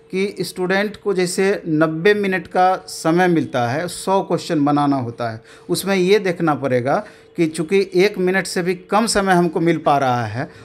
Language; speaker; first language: Hindi; native; Hindi